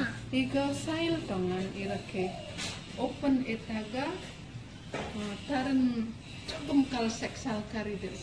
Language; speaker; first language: Korean; non-native, learner; Indonesian